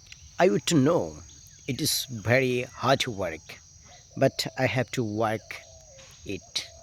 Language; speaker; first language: English; non-native, learner; Bangla